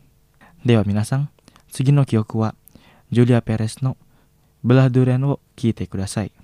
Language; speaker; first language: Japanese; non-native, fluent; Indonesian